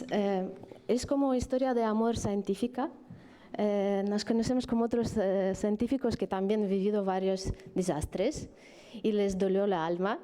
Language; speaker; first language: Spanish; non-native, fluent; Ukrainian